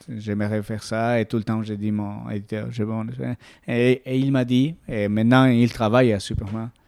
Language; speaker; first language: French; non-native, learner; Spanish